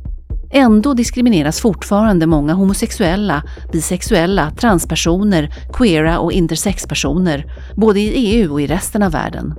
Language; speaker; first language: Swedish; native; Swedish